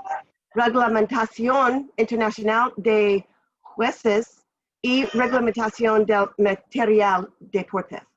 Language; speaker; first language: Spanish; non-native, learner; English